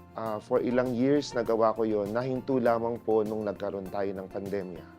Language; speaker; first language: Filipino; native; Filipino